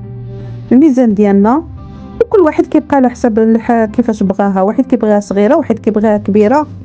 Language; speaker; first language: Arabic; native; Arabic